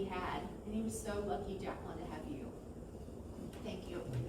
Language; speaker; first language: English; native; English